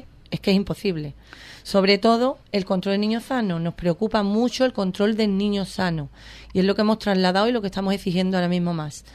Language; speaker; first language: Spanish; native; Spanish